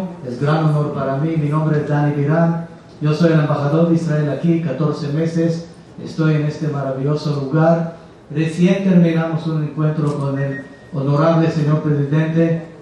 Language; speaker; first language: Spanish; non-native, fluent; Hebrew